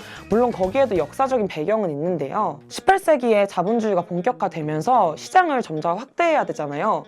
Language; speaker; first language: Korean; native; Korean